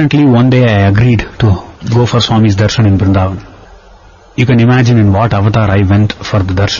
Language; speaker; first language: English; non-native, local second language; Tamil